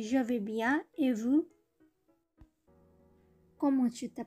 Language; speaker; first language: French; non-native, learner; Bangla